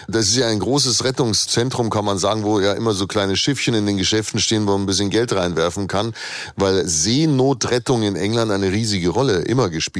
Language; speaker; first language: German; native; German